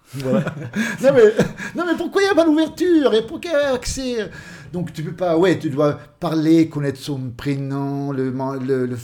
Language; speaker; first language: French; non-native, fluent; Swedish